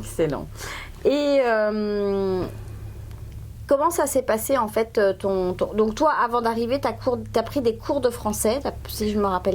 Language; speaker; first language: French; native; French